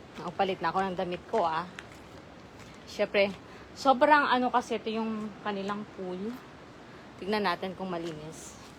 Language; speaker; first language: Filipino; non-native, local second language; Iloko